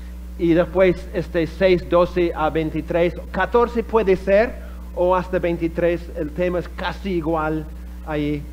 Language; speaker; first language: Spanish; non-native, fluent; English